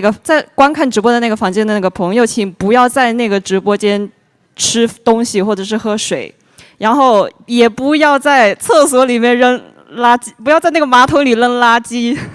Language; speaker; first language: Chinese; native; Chinese